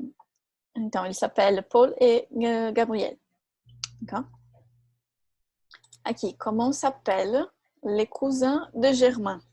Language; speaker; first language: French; non-native, fluent; Portuguese